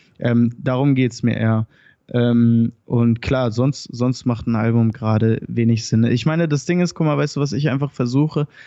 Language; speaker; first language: German; native; German